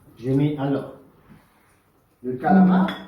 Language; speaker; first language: French; non-native, fluent; Italian